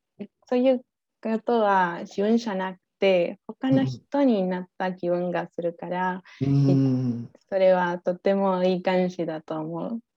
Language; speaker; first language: Japanese; non-native, learner; Spanish